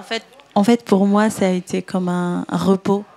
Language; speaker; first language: French; non-native, local second language; Malagasy